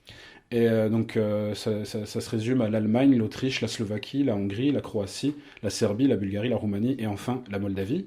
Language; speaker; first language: French; native; French